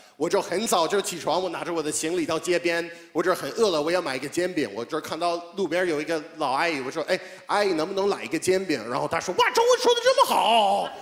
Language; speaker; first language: Chinese; non-native, fluent; English